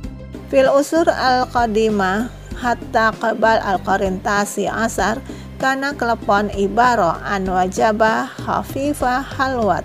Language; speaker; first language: Arabic; non-native, learner; Indonesian